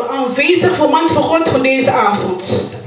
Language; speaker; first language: Dutch; non-native, learner; Lingala